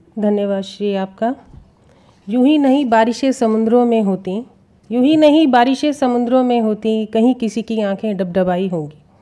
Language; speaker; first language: Hindi; native; Hindi